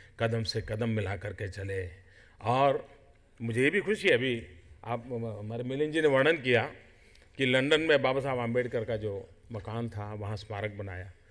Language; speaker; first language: Hindi; non-native, local second language; Gujarati